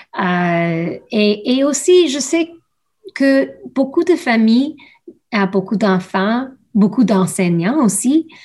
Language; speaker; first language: French; non-native, learner; English